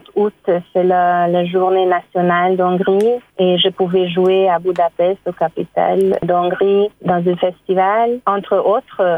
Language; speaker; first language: French; non-native, fluent; Hungarian